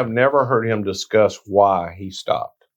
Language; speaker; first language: English; native; English